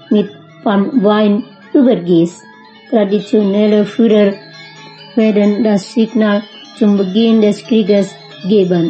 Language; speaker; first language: German; non-native, fluent; Indonesian